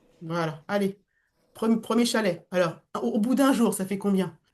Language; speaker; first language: French; native; French